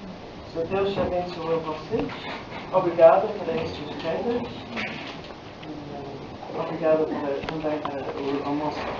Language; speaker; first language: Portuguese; non-native, fluent; English